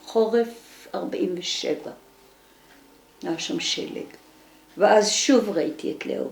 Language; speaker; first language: Hebrew; early bilingual, other home language; Dutch